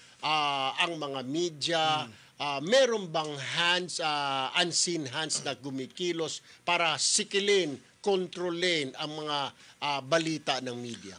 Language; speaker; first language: Filipino; native; Filipino